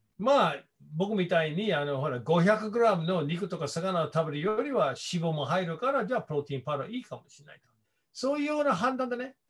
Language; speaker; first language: Japanese; non-native, fluent; English